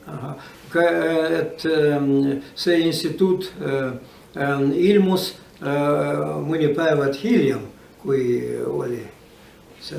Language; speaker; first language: Estonian; non-native, learner; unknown